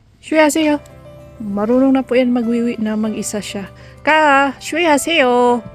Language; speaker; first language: Filipino; non-native, local second language; Cebuano